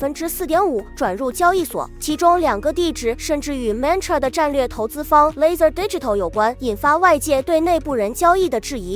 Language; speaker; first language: Chinese; native; Chinese